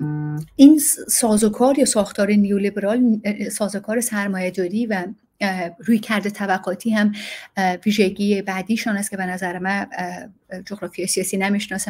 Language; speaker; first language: Persian; native; Persian